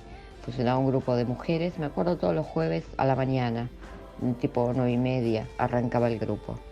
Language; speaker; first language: Spanish; native; Spanish